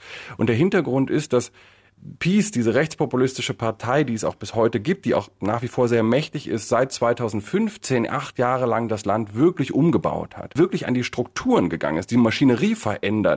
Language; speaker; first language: German; native; German